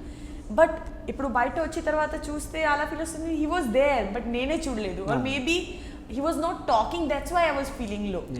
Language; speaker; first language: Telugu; non-native, learner; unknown